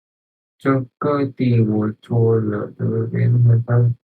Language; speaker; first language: Chinese; non-native, learner; Indonesian